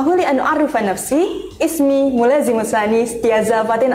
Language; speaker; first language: Arabic; non-native, fluent; Indonesian